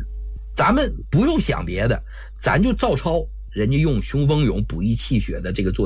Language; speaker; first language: Chinese; native; Chinese